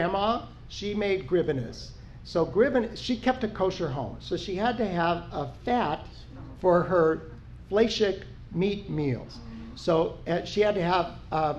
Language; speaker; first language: English; native; English